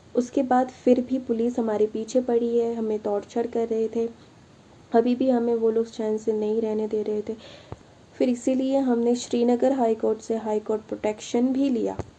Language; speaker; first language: Hindi; non-native, local second language; Assamese